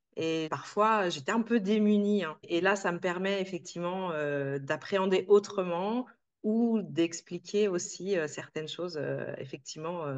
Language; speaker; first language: French; native; French